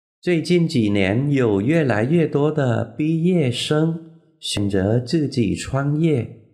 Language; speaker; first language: Chinese; non-native, fluent; Vietnamese